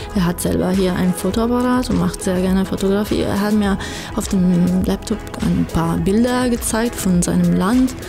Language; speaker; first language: German; non-native, fluent; Italian